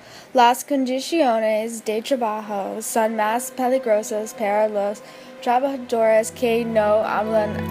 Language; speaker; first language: Spanish; non-native, learner; English